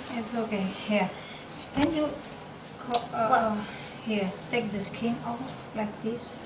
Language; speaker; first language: English; non-native, learner; Indonesian